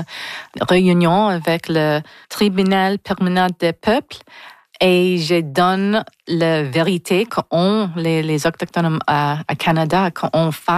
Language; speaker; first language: French; non-native, learner; English